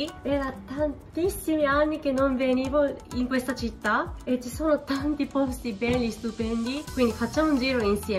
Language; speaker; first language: Italian; non-native, fluent; Japanese